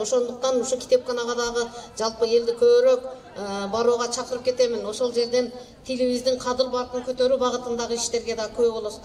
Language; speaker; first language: Kyrgyz; native; Kyrgyz